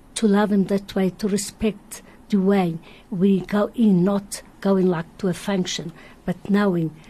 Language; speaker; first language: English; non-native, learner; Portuguese